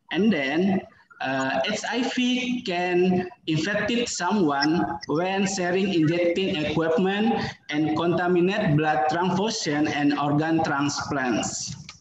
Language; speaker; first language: English; non-native, fluent; Indonesian